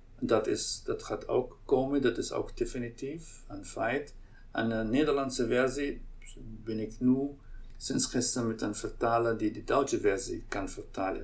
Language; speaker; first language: Dutch; non-native, local second language; Arabic